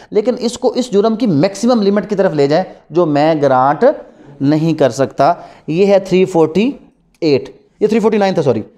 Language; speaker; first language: Urdu; non-native, local second language; Punjabi